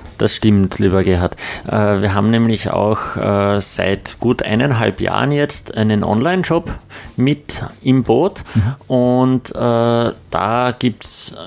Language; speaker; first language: German; native; German